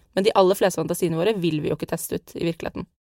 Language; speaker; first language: Norwegian; native; Norwegian